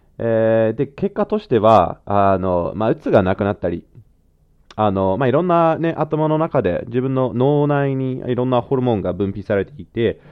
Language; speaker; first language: Japanese; non-native, fluent; English